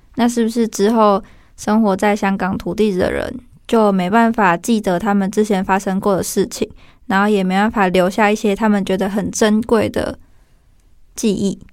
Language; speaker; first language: Chinese; native; Chinese